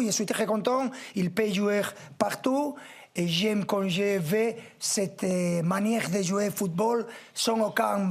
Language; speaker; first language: French; non-native, fluent; Spanish